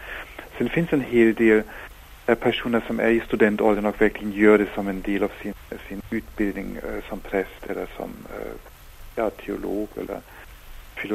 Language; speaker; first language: Swedish; non-native, fluent; German